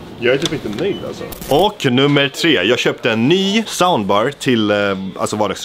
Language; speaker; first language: Swedish; native; Swedish